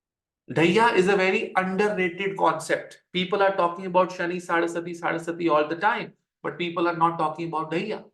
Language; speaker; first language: English; non-native, local second language; Hindi